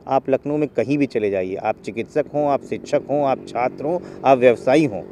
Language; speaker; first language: Hindi; native; Hindi